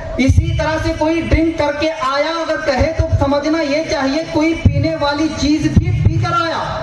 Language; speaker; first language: Urdu; native; Urdu